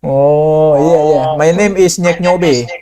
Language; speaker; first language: English; non-native, learner; Indonesian